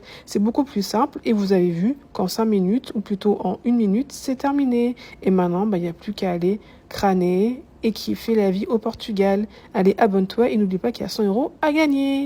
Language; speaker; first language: French; native; French